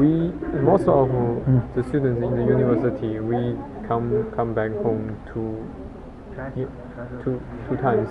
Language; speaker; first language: English; non-native, learner; Chinese